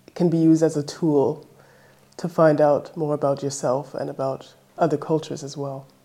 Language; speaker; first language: English; native; English